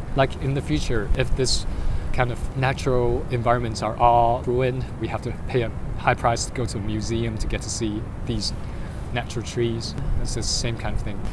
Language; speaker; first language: English; non-native, fluent; Chinese